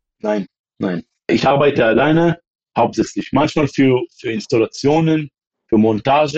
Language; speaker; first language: German; non-native, fluent; Hebrew